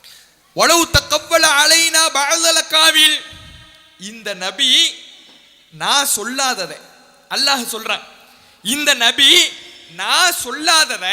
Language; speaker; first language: Tamil; native; Tamil